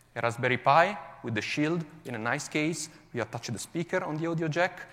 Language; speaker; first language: English; non-native, fluent; Italian